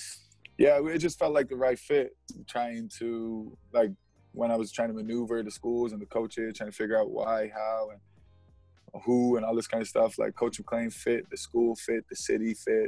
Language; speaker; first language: English; native; English